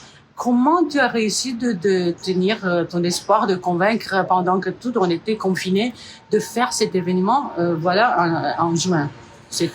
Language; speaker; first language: French; non-native, fluent; Romanian